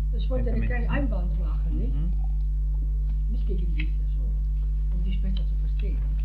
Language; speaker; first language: German; non-native, fluent; Italian